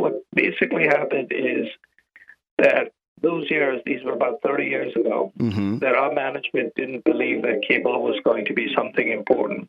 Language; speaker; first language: English; non-native, local second language; Gujarati